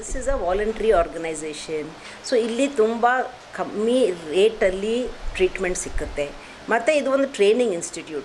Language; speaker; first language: Kannada; non-native, local second language; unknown